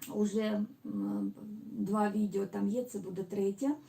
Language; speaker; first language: Ukrainian; non-native, local second language; Russian